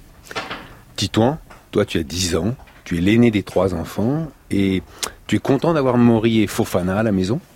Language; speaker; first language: French; native; French